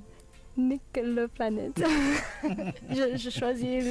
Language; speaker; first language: French; non-native, learner; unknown